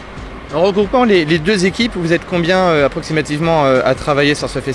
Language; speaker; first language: French; native; French